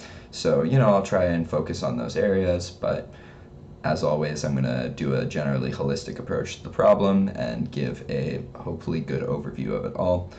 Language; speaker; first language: English; native; English